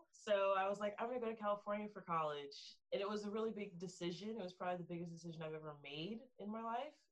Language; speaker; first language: English; native; English